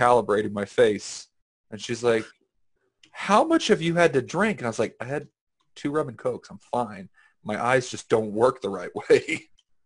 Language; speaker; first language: English; native; English